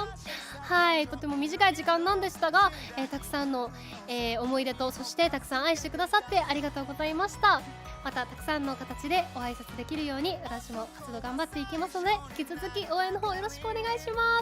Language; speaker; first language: Japanese; native; Japanese